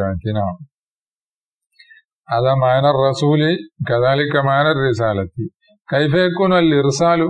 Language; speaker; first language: Arabic; non-native, fluent; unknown